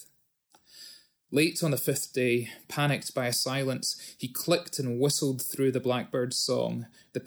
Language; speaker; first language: English; native; English